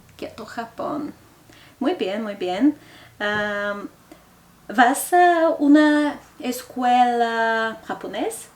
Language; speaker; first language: Spanish; non-native, learner; Bulgarian